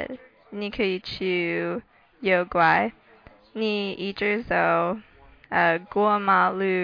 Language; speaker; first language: Chinese; non-native, learner; English